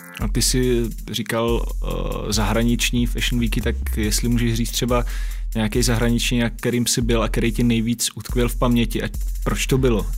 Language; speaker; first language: Czech; native; Czech